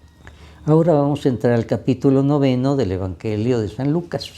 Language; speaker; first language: Spanish; native; Spanish